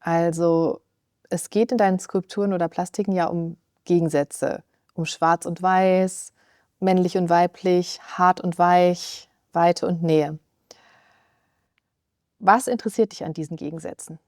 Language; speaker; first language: German; native; German